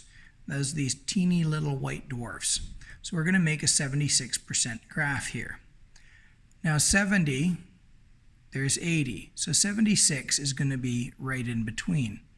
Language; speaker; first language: English; native; English